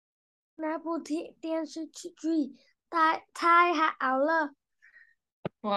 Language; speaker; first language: Chinese; non-native, learner; Vietnamese